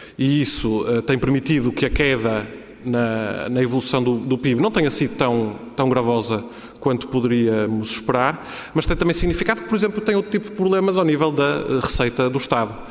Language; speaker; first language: Portuguese; native; Portuguese